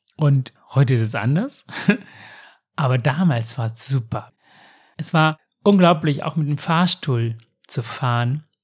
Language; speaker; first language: German; non-native, fluent; Tamil